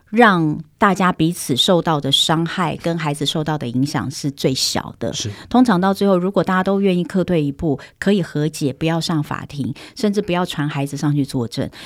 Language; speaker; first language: Chinese; native; Chinese